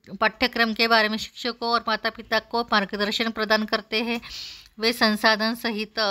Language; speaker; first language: Hindi; non-native, local second language; Marathi